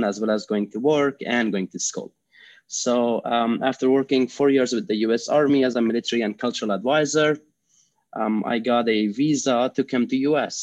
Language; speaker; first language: English; non-native, fluent; Persian